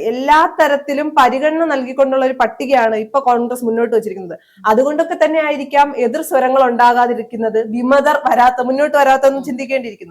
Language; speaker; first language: Malayalam; native; Malayalam